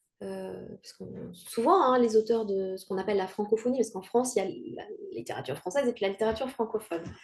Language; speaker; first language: French; non-native, local second language; Kinyarwanda